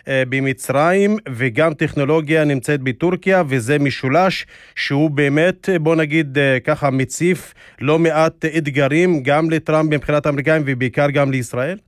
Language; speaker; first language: Hebrew; non-native, local second language; Arabic